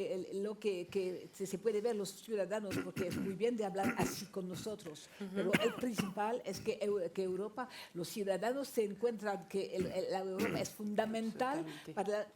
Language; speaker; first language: Spanish; non-native, fluent; French